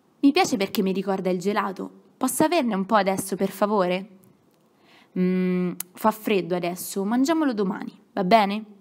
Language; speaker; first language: Italian; native; Italian